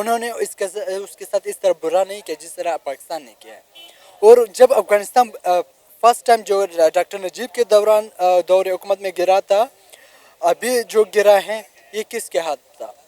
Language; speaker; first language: Hindi; non-native, local second language; Pashto